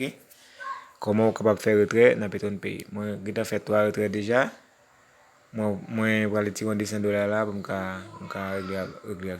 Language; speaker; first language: French; non-native, learner; Haitian Creole